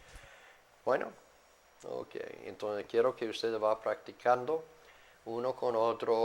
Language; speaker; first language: Spanish; non-native, fluent; English